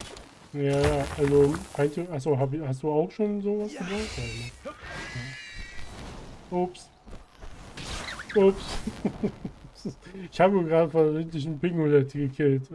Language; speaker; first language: German; native; German